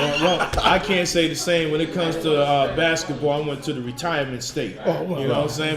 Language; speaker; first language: English; native; English